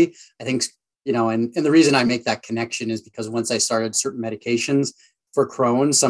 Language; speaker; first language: English; native; English